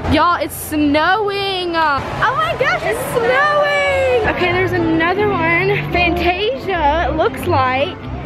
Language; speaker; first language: English; native; English